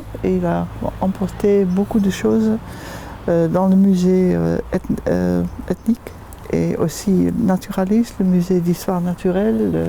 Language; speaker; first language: French; non-native, fluent; Dutch